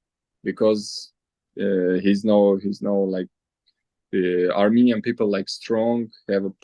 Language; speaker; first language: English; non-native, learner; Armenian